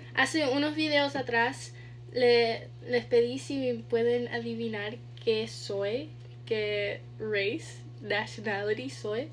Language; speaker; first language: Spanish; early bilingual, heritage; Spanish